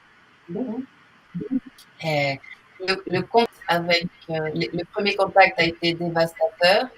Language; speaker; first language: French; non-native, fluent; Portuguese